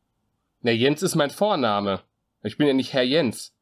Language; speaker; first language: German; native; German